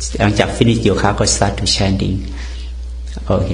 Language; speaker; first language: English; non-native, learner; Thai